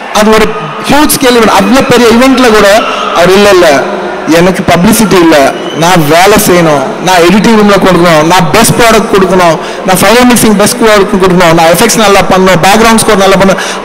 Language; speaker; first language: Tamil; non-native, local second language; Telugu